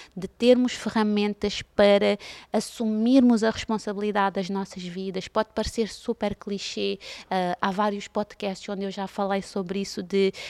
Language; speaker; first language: Portuguese; non-native, local second language; Kabuverdianu